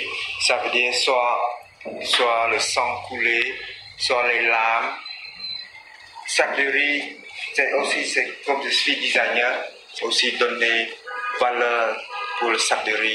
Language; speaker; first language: French; non-native, learner; Khmer